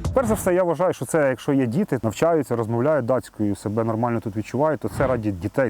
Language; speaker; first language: Ukrainian; native; Ukrainian